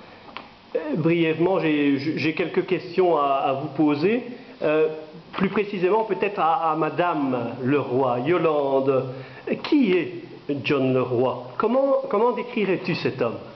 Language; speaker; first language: French; native; French